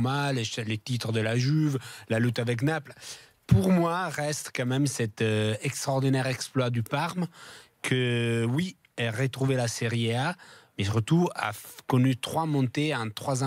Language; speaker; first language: French; non-native, fluent; Italian